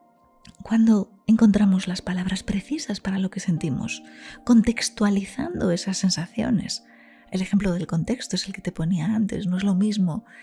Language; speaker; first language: Spanish; native; Spanish